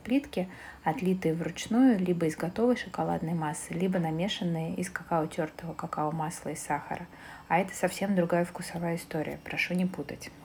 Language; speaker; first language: Russian; native; Russian